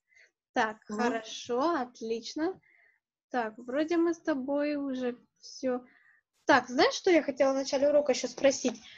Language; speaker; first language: Russian; native; Russian